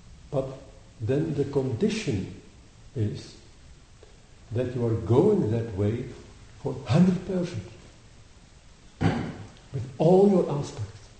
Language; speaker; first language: English; non-native, fluent; Dutch